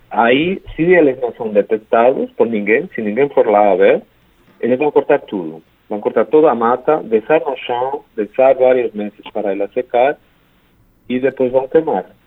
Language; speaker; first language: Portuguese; non-native, fluent; Spanish